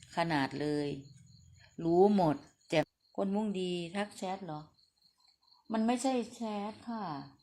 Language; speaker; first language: Thai; non-native, local second language; Northeastern Thai